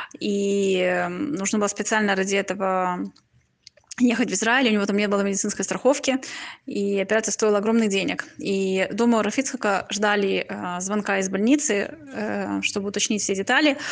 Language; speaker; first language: Russian; native; Russian